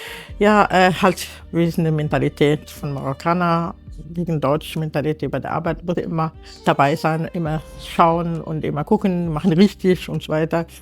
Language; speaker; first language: German; non-native, learner; Arabic